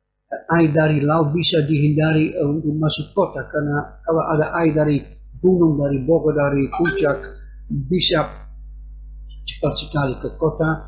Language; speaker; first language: Indonesian; non-native, fluent; Dutch